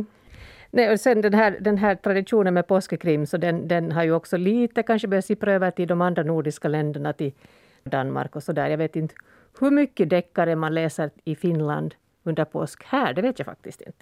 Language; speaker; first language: Swedish; native; Swedish